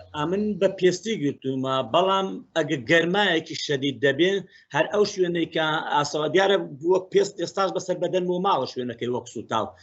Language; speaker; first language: Central Kurdish; native; Central Kurdish